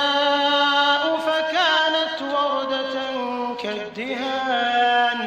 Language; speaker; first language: Arabic; native; Arabic